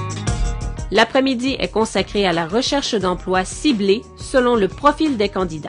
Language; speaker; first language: French; native; French